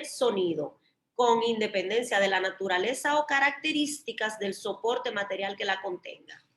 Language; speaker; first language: Spanish; native; Spanish